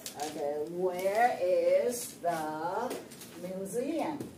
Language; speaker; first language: English; non-native, fluent; Chinese